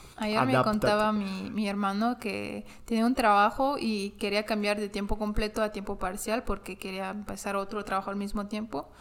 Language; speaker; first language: Spanish; non-native, fluent; English